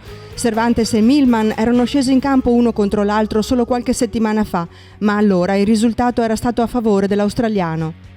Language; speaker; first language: Italian; native; Italian